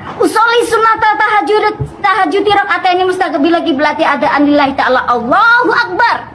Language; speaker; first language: Indonesian; non-native, local second language; Madurese